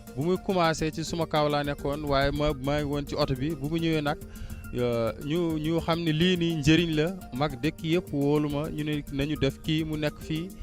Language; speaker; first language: Wolof; non-native, local second language; Fula